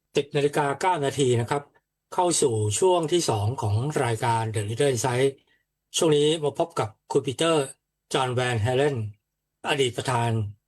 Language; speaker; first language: Thai; native; Thai